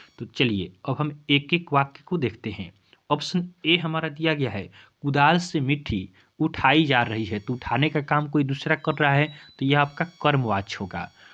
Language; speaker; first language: Hindi; native; Hindi